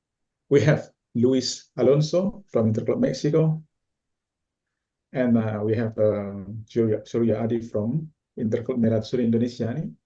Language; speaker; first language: English; non-native, fluent; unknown